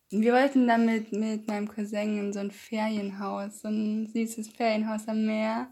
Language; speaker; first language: German; native; German